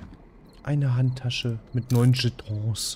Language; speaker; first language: German; native; German